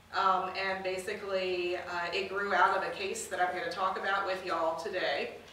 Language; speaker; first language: English; native; English